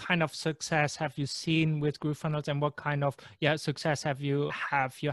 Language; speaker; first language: English; non-native, fluent; German